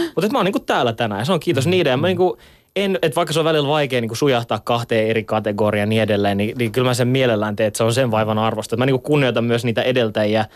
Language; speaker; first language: Finnish; native; Finnish